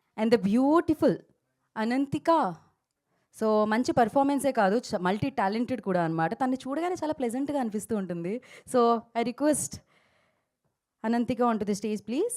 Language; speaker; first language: Telugu; native; Telugu